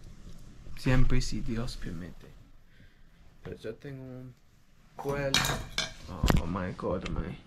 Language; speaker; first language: Spanish; non-native, learner; English